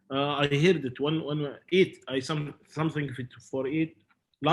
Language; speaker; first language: English; non-native, learner; Arabic